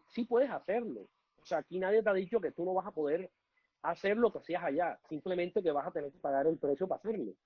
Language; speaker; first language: Spanish; native; Spanish